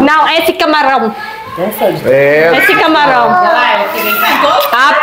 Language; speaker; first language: Portuguese; non-native, learner; Vietnamese